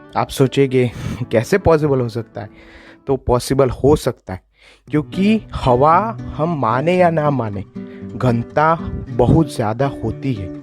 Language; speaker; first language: Hindi; non-native, local second language; Gujarati